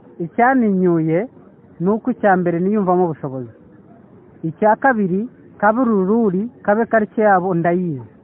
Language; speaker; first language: Kinyarwanda; early bilingual, heritage; Kinyarwanda